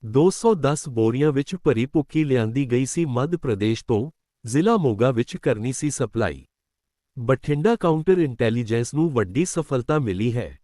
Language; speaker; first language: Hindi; non-native, local second language; Punjabi